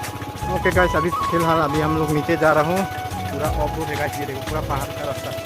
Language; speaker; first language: Hindi; non-native, local second language; Karbi